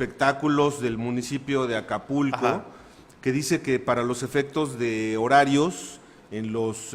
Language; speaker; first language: Spanish; native; Spanish